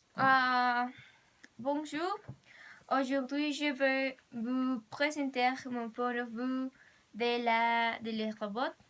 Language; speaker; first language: French; non-native, learner; Spanish